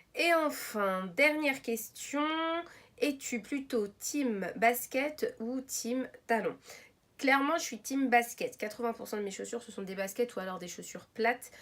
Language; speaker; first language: French; early bilingual, other home language; Arabic